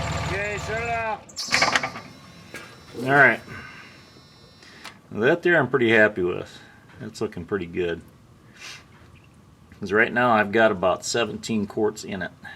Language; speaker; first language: English; native; English